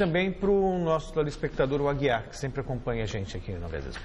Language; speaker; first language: Portuguese; native; Portuguese